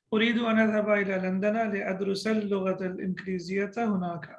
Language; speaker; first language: Arabic; non-native, fluent; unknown